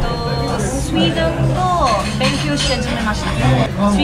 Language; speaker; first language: Japanese; non-native, learner; French